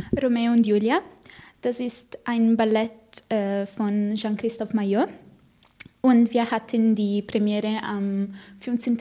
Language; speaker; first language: German; non-native, fluent; Italian